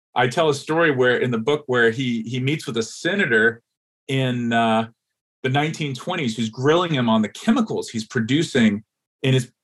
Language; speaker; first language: English; native; English